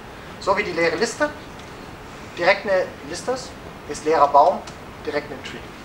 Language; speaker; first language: German; native; German